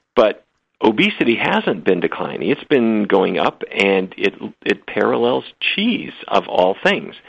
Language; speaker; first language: English; native; English